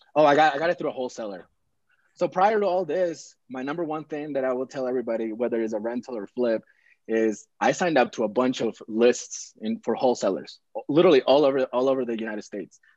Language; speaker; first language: English; early bilingual, other home language; Spanish